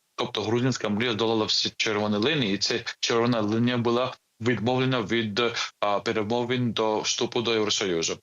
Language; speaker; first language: Ukrainian; non-native, fluent; Georgian